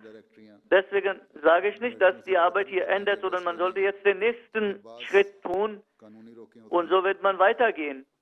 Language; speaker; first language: German; non-native, fluent; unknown